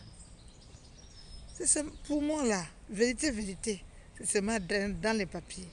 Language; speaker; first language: French; non-native, local second language; Fang